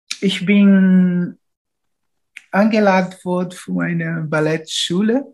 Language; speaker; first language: German; non-native, fluent; Portuguese